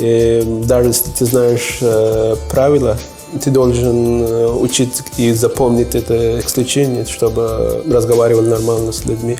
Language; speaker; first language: Russian; non-native, learner; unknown